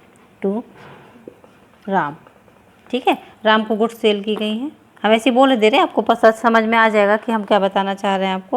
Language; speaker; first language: Hindi; native; Hindi